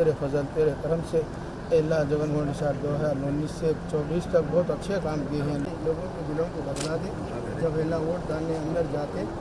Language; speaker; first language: Urdu; native; Urdu